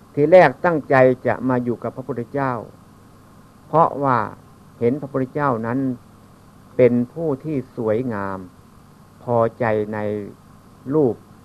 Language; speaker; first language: Thai; non-native, local second language; Northeastern Thai